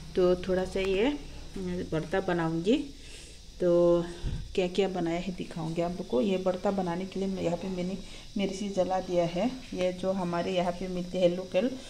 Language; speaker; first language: Hindi; non-native, local second language; Kok Borok